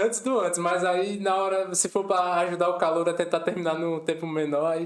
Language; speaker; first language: Portuguese; native; Portuguese